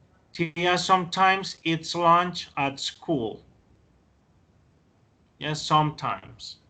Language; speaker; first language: English; non-native, fluent; Spanish